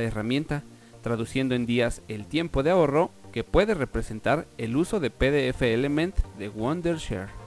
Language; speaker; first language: Spanish; native; Spanish